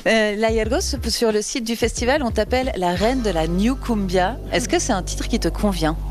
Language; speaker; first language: French; native; French